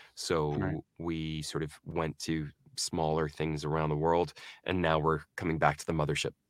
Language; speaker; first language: English; early bilingual, other home language; Norwegian